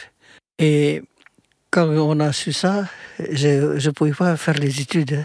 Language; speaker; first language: French; non-native, fluent; Indonesian